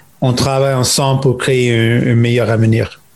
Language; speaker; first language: French; non-native, local second language; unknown